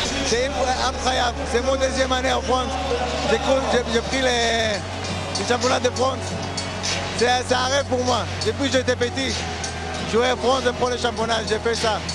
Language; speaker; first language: French; non-native, learner; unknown